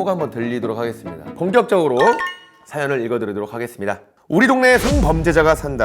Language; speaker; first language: Korean; native; Korean